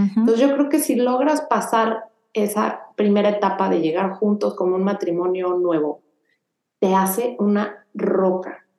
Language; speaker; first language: Spanish; native; Spanish